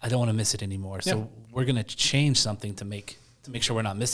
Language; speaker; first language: English; native; English